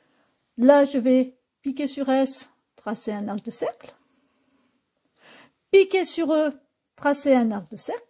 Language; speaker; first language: French; native; French